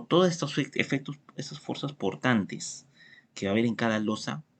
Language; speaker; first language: Spanish; native; Spanish